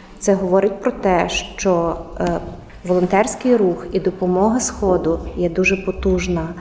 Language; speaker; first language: Ukrainian; native; Ukrainian